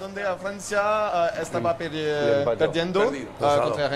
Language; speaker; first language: Spanish; non-native, learner; French